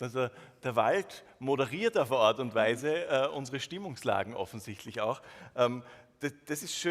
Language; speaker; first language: German; native; German